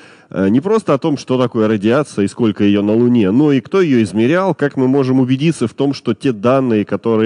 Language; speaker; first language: Russian; native; Russian